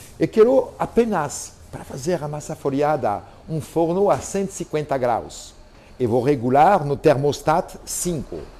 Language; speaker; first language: Portuguese; non-native, fluent; French